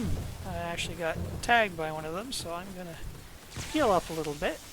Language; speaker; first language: English; native; English